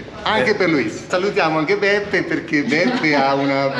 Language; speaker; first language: Italian; native; Italian